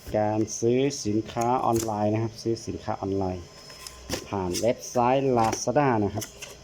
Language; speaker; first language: Thai; non-native, local second language; Hmong